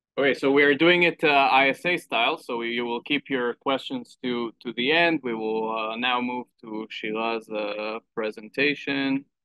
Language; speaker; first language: English; non-native, fluent; Hebrew